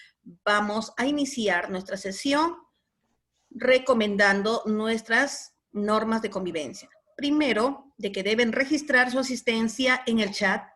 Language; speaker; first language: Spanish; native; Spanish